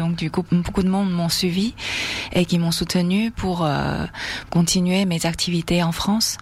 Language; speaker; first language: French; non-native, fluent; Chinese